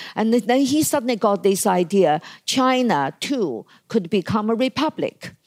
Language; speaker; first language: English; non-native, fluent; Chinese